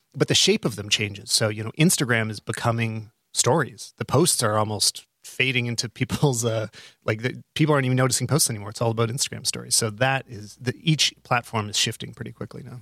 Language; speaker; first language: English; native; English